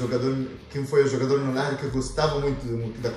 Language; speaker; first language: Portuguese; non-native, fluent; Arabic